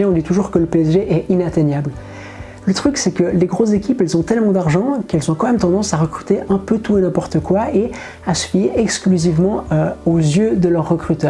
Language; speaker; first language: French; native; French